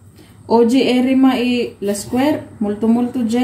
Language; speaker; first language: Italian; non-native, learner; Cebuano